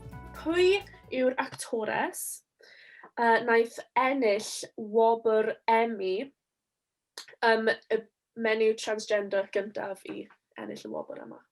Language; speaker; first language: Welsh; non-native, local second language; English